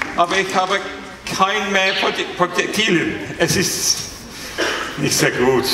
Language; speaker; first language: German; non-native, learner; English